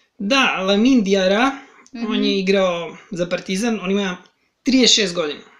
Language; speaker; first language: Serbian; native; Serbian